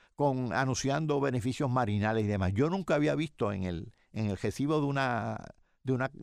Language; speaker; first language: Spanish; native; Spanish